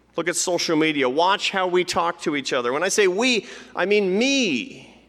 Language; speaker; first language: English; native; English